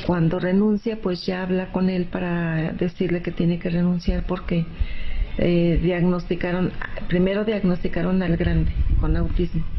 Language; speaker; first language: Spanish; native; Spanish